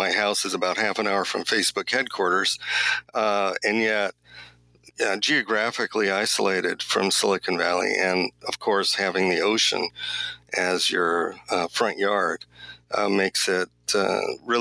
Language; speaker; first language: English; native; English